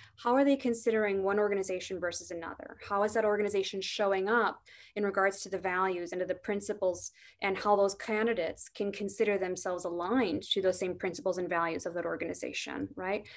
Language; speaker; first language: English; native; English